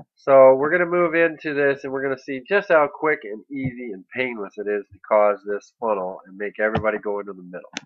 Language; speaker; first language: English; native; English